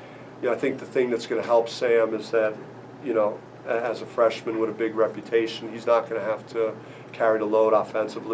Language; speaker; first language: English; native; English